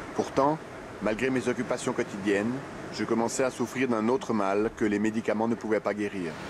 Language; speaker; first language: French; native; French